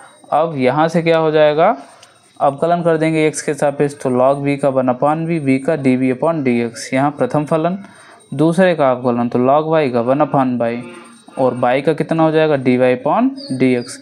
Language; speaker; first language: Hindi; native; Hindi